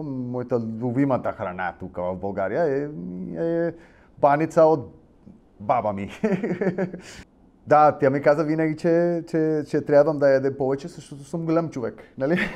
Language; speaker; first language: Bulgarian; non-native, learner; Spanish